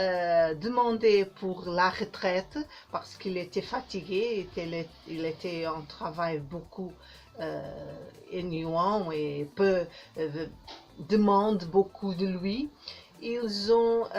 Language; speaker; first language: French; non-native, learner; Portuguese